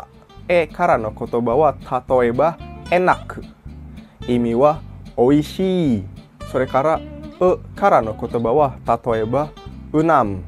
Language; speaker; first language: Japanese; non-native, fluent; Indonesian